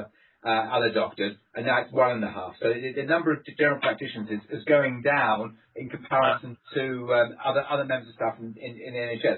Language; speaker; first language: English; native; English